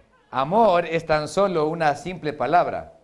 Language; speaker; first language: Spanish; native; Spanish